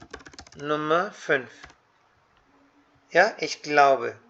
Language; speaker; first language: German; non-native, fluent; Hindi